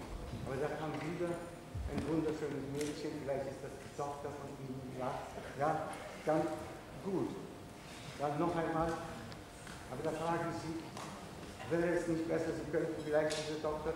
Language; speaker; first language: German; non-native, fluent; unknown